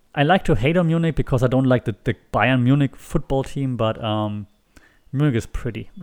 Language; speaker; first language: English; non-native, fluent; German